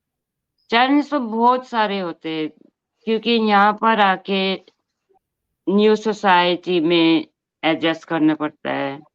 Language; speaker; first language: Hindi; non-native, local second language; Bangla